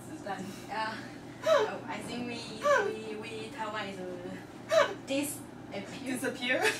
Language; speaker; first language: English; non-native, learner; Chinese